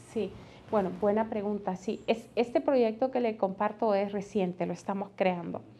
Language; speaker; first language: Spanish; native; Spanish